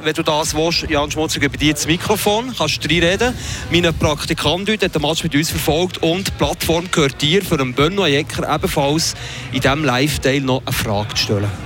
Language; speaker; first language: German; native; German